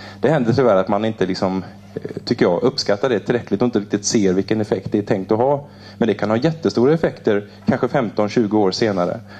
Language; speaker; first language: Swedish; native; Swedish